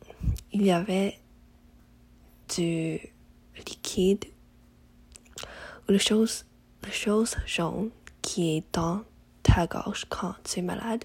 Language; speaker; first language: French; non-native, learner; English